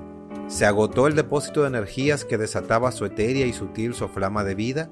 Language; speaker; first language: Spanish; native; Spanish